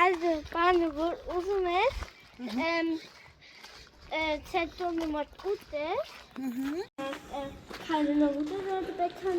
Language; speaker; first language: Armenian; early bilingual, heritage; Armenian